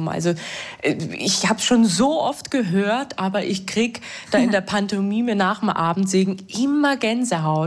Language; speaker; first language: German; native; German